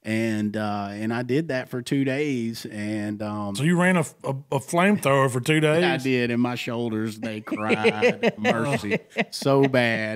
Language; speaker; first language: English; native; English